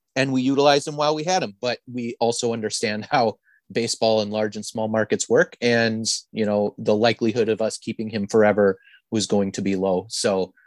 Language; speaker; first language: English; native; English